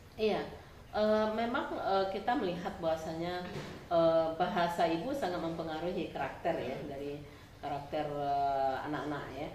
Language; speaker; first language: Indonesian; non-native, local second language; Minangkabau